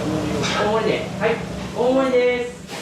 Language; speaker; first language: Japanese; native; Japanese